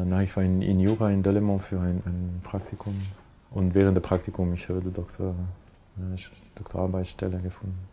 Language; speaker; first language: German; non-native, local second language; French